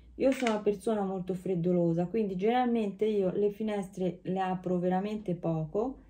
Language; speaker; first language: Italian; early bilingual, heritage; Italian